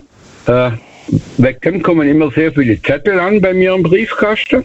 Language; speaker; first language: German; native; German